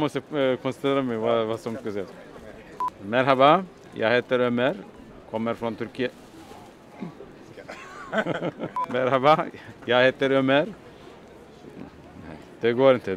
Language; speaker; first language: Swedish; non-native, fluent; Turkish